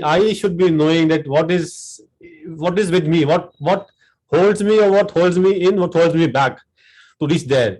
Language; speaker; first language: English; non-native, local second language; Hindi